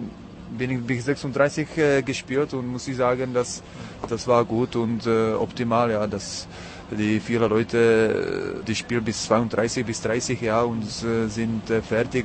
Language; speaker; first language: German; non-native, learner; Czech